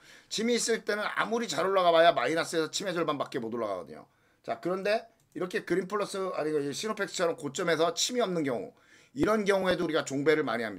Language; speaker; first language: Korean; native; Korean